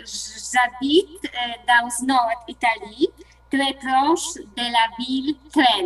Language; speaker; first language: French; non-native, learner; Polish